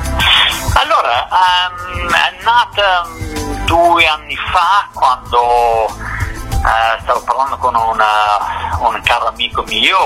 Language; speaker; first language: Italian; non-native, fluent; English